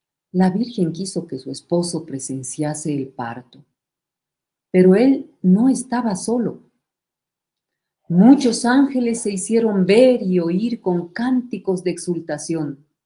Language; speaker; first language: Spanish; native; Spanish